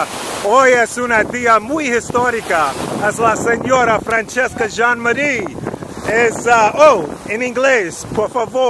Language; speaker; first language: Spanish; non-native, learner; English